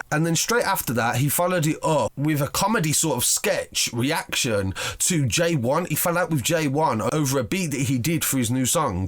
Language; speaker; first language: English; native; English